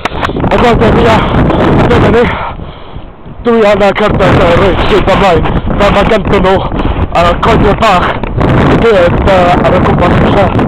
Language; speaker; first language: Welsh; non-native, learner; English